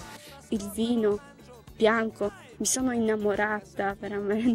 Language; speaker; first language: Italian; non-native, learner; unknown